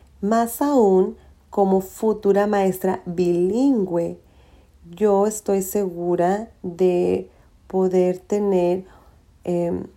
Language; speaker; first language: Spanish; early bilingual, heritage; Spanish